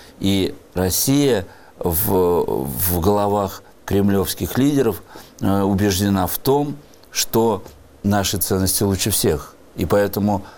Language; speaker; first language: Russian; native; Russian